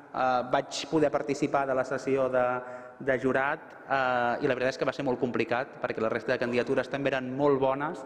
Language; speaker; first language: Catalan; native; Catalan